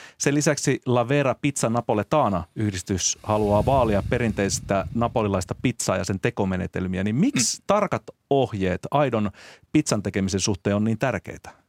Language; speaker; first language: Finnish; native; Finnish